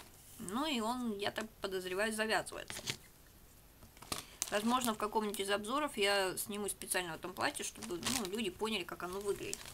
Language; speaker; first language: Russian; native; Russian